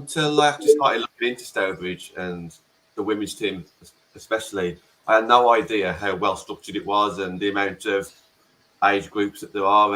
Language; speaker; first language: English; native; English